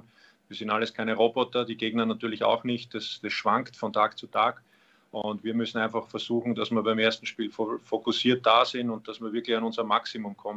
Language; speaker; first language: German; native; German